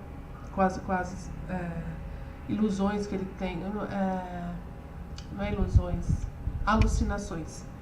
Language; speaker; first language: Portuguese; native; Portuguese